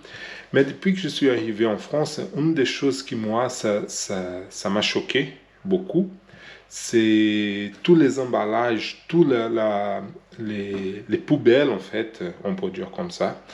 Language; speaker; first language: French; non-native, learner; Portuguese